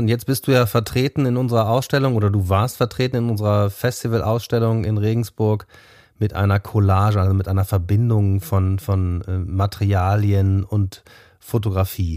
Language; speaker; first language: German; native; German